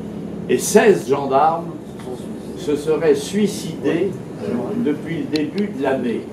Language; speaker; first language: French; native; French